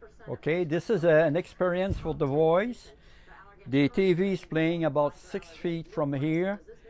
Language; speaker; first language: English; non-native, learner; French